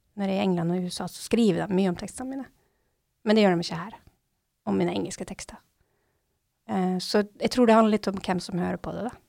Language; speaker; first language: Norwegian; native; Norwegian